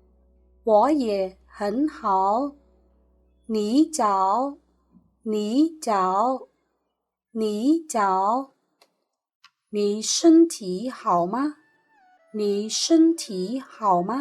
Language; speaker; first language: Chinese; non-native, fluent; Khmer